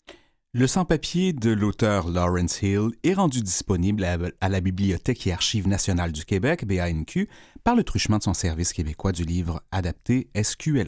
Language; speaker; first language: French; native; French